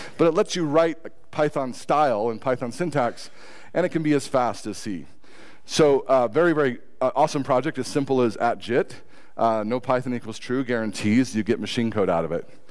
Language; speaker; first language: English; native; English